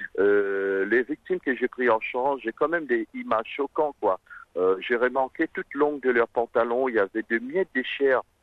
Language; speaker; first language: French; non-native, local second language; Morisyen